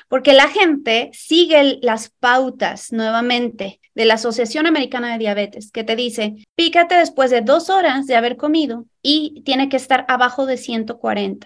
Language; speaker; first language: Spanish; native; Spanish